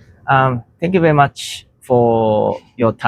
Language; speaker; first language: English; non-native, learner; Japanese